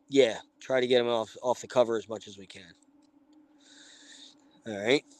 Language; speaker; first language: English; native; English